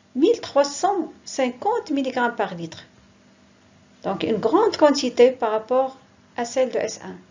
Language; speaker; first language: French; non-native, local second language; Arabic